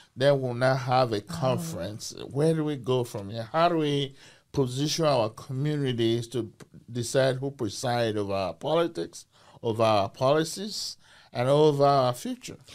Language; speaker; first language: English; non-native, local second language; Bini